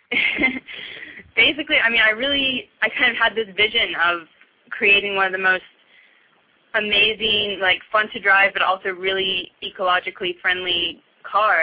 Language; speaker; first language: English; native; English